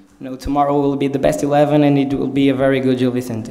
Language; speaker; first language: English; non-native, fluent; Portuguese